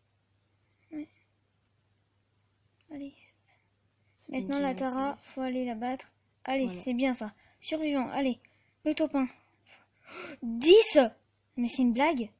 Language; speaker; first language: French; native; French